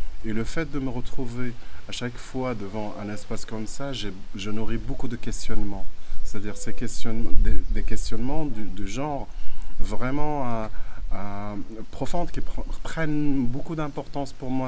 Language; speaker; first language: French; non-native, local second language; Arabic